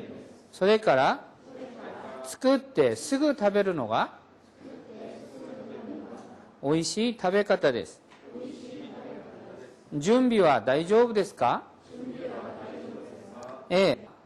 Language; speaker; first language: Japanese; non-native, fluent; Korean